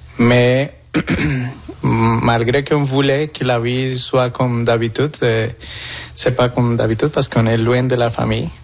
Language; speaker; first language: French; non-native, fluent; Spanish